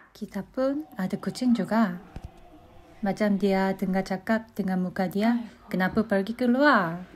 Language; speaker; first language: Malay; non-native, learner; Korean